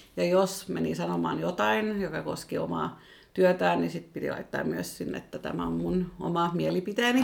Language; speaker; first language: Finnish; non-native, local second language; Swedish